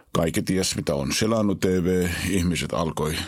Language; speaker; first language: Finnish; non-native, fluent; Hebrew